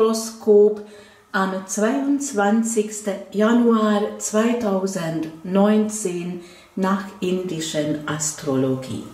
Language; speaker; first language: German; non-native, fluent; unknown